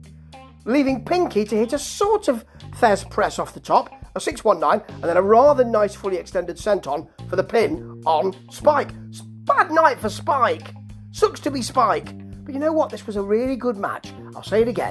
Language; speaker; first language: English; native; English